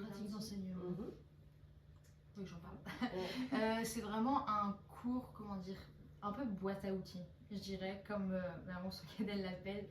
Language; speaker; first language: French; native; French